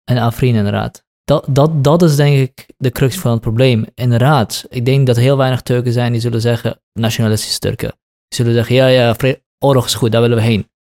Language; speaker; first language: Dutch; early bilingual, other home language; Kurdish